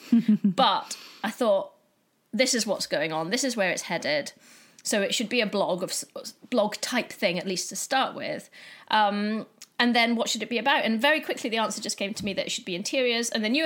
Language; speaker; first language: English; native; English